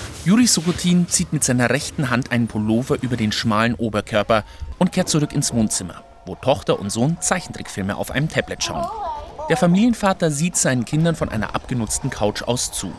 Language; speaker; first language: German; native; German